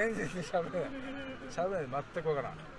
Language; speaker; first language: Japanese; native; Japanese